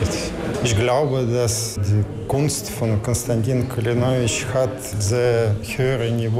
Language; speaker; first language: German; non-native, learner; Russian